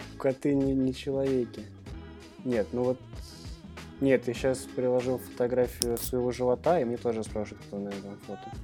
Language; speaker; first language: Russian; native; Russian